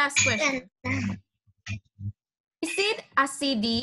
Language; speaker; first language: English; non-native, fluent; Spanish